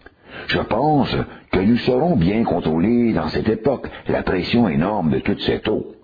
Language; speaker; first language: French; native; French